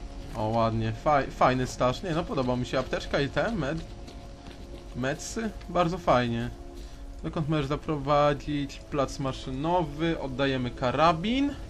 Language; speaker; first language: Polish; native; Polish